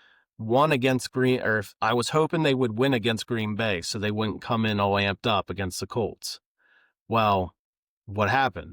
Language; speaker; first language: English; native; English